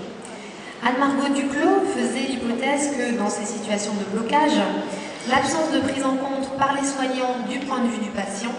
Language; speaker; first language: French; native; French